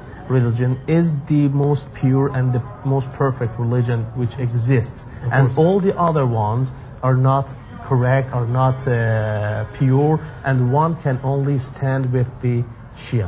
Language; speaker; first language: English; non-native, fluent; Persian